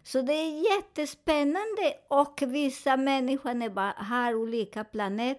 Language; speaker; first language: Swedish; non-native, learner; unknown